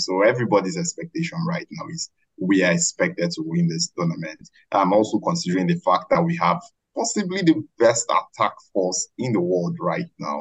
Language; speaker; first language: English; non-native, local second language; Igbo